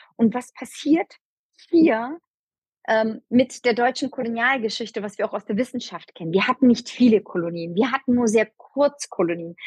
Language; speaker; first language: German; early bilingual, other home language; Turkish